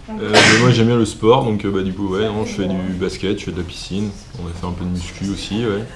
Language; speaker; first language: French; native; French